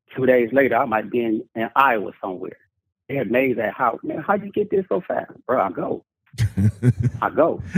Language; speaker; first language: English; native; English